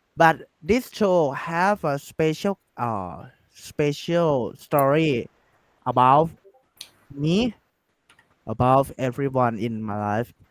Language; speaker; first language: English; non-native, learner; Thai